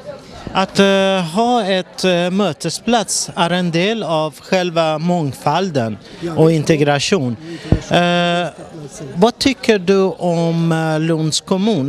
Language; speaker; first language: Swedish; non-native, fluent; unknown